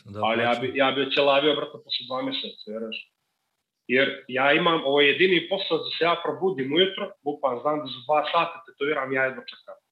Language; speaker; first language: Serbian; native; Serbian